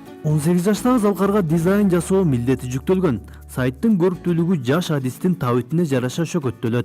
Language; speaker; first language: Kyrgyz; native; Kyrgyz